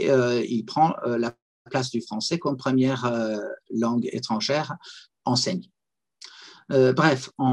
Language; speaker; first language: French; non-native, fluent; Persian